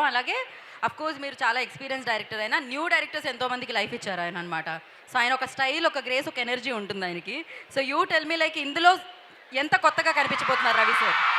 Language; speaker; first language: Telugu; native; Telugu